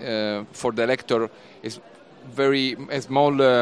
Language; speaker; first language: English; non-native, learner; Italian